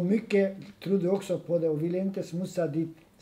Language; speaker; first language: Swedish; non-native, fluent; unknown